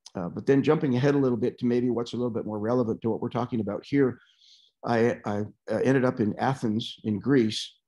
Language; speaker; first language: English; native; English